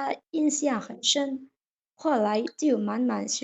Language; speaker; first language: Chinese; non-native, learner; Indonesian